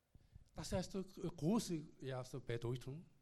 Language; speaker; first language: German; non-native, learner; Korean